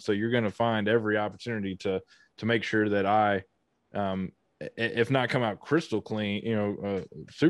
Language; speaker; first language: English; native; English